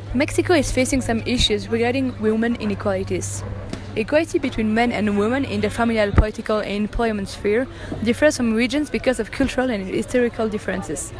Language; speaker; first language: English; non-native, fluent; French